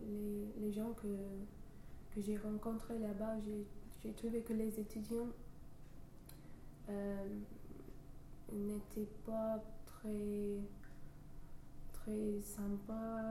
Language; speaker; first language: French; non-native, fluent; English